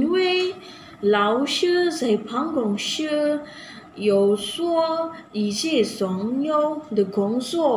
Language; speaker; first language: Chinese; non-native, learner; Malay